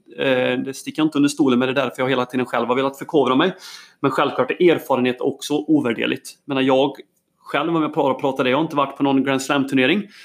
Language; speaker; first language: Swedish; native; Swedish